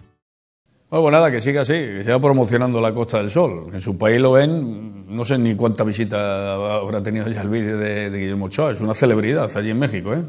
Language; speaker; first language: Spanish; native; Spanish